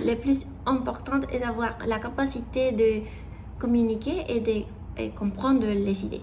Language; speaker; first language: French; non-native, learner; Spanish